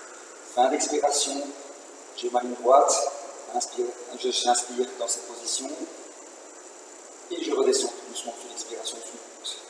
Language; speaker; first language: French; native; French